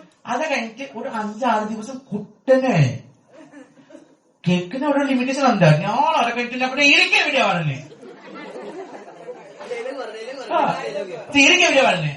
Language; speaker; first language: Malayalam; non-native, fluent; Assamese